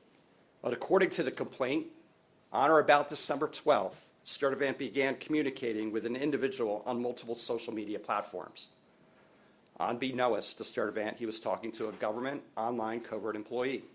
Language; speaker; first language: English; native; English